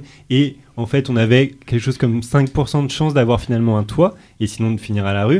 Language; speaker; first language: French; native; French